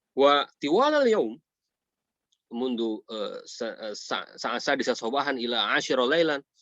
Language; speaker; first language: Arabic; non-native, fluent; Indonesian